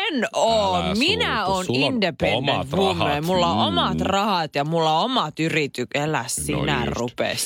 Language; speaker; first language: Finnish; native; Finnish